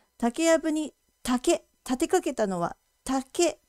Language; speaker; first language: Japanese; native; Japanese